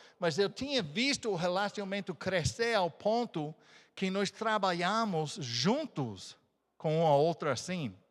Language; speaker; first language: Portuguese; non-native, fluent; English